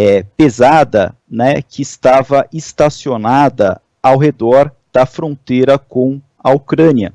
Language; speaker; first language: Portuguese; native; Portuguese